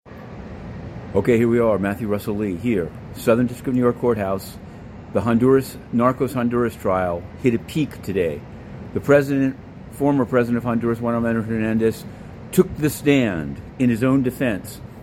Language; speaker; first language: English; native; English